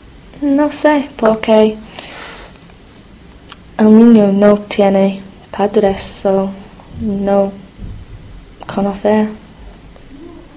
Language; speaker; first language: Spanish; non-native, learner; English